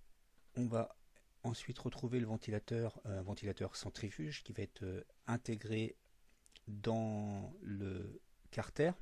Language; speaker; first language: French; native; French